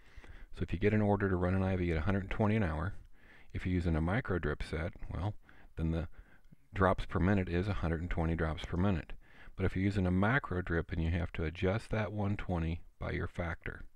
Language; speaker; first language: English; native; English